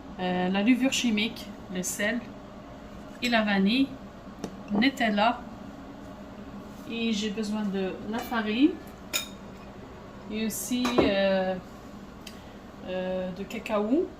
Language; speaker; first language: French; non-native, fluent; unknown